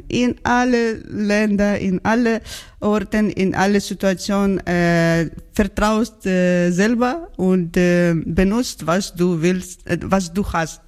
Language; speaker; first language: German; non-native, learner; Georgian